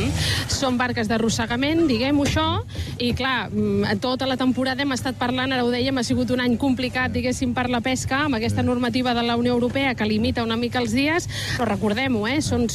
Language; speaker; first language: Catalan; native; Catalan